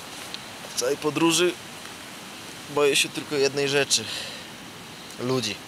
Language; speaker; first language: Polish; native; Polish